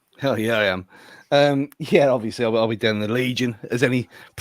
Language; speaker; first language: English; native; English